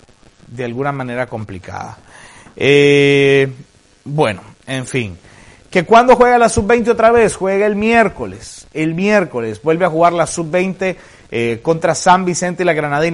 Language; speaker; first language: Spanish; native; Spanish